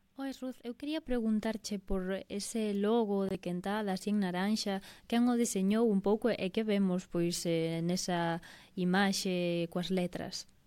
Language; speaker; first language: Galician; native; Galician